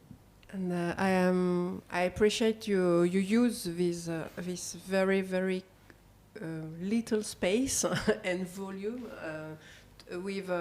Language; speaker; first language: English; non-native, learner; French